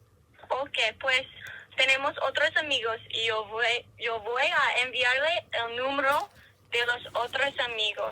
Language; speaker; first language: Spanish; non-native, learner; English